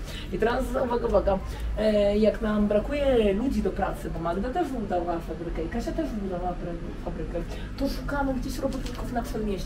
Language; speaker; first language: Polish; native; Polish